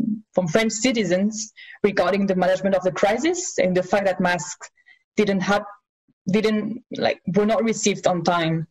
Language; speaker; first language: English; non-native, fluent; French